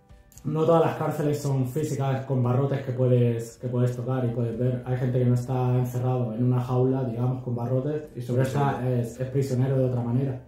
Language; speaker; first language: Spanish; native; Spanish